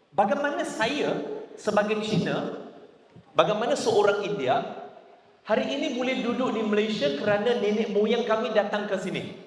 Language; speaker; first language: Malay; non-native, local second language; Chinese